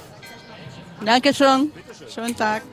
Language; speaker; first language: German; non-native, learner; Ukrainian